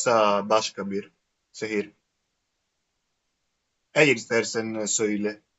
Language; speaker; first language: Turkish; non-native, learner; Greek